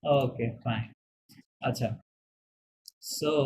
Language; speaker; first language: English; non-native, local second language; Bangla